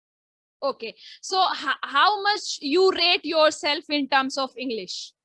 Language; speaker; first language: English; non-native, local second language; Hindi